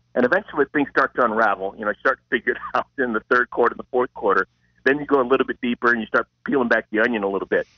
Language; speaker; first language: English; native; English